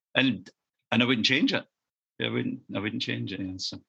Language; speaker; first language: English; native; English